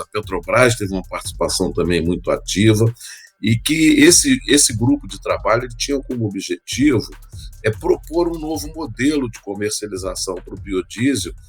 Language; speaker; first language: Portuguese; native; Portuguese